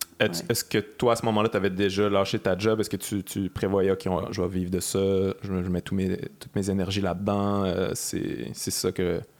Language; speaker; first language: French; native; French